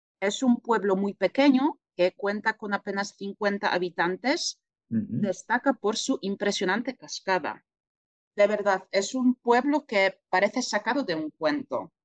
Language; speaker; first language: Spanish; non-native, fluent; Polish